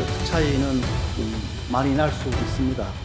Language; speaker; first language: Korean; native; Korean